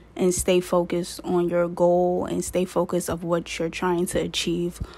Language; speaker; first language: English; native; English